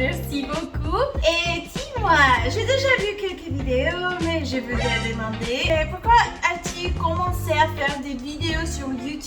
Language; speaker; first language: French; non-native, learner; English